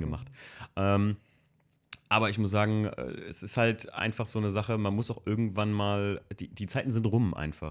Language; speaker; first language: German; native; German